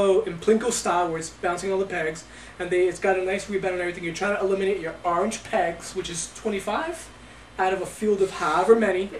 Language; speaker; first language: English; native; English